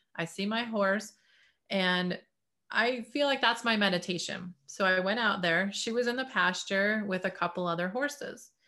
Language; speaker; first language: English; native; English